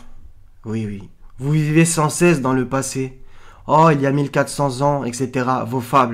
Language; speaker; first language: French; native; French